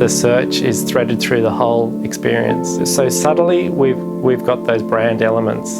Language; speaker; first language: English; native; English